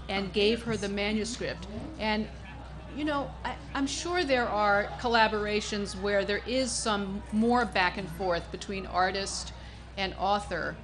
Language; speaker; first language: English; native; English